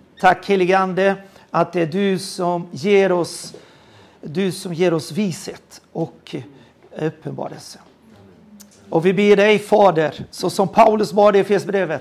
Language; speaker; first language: Swedish; non-native, fluent; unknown